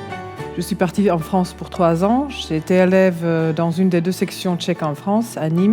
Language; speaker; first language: French; non-native, fluent; Czech